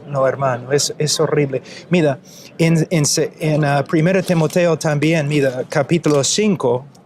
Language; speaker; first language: Spanish; non-native, fluent; English